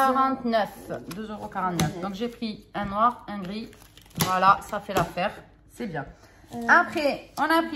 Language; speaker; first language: French; native; French